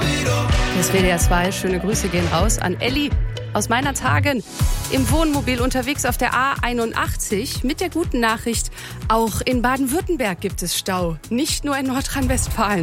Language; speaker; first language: German; native; German